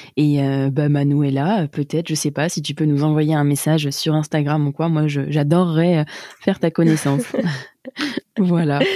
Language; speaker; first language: French; native; French